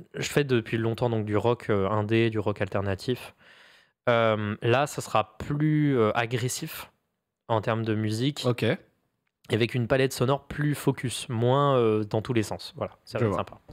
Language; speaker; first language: French; native; French